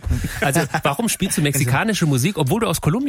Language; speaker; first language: German; native; German